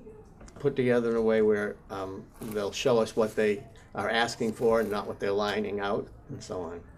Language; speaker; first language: English; native; English